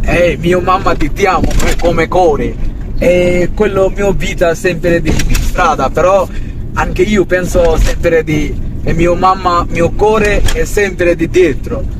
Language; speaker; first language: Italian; non-native, learner; Bangla